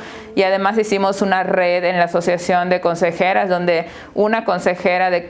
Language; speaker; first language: Spanish; native; Spanish